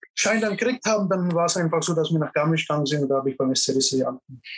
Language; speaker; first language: German; native; German